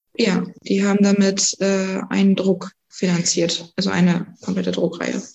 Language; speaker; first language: German; native; German